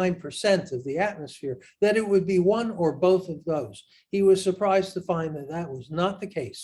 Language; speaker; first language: English; native; English